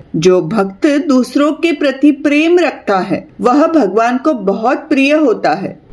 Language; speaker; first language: Hindi; non-native, local second language; Marathi